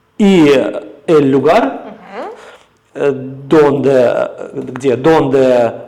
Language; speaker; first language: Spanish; non-native, fluent; Russian